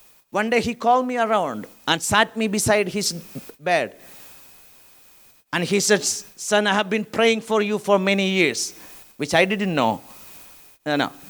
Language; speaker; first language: English; non-native, local second language; Malayalam